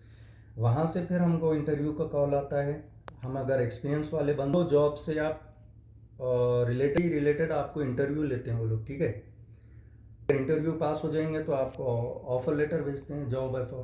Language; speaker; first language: Hindi; native; Hindi